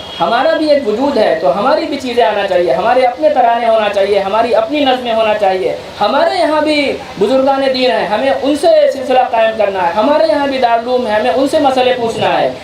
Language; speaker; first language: Urdu; native; Urdu